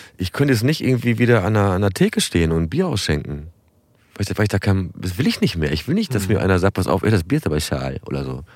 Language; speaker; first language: German; native; German